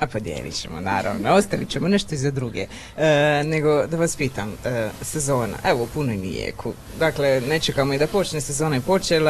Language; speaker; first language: Croatian; native; Croatian